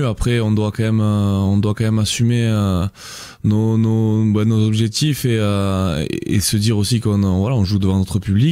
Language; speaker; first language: French; native; French